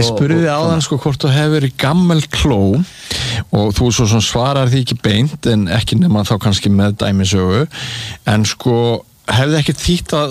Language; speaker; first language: Icelandic; native; Icelandic